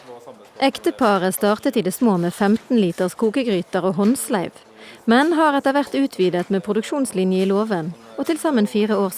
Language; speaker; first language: Norwegian; native; Norwegian